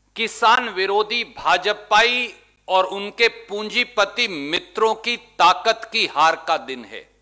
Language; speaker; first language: Hindi; native; Hindi